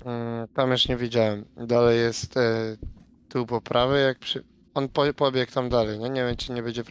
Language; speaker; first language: Polish; native; Polish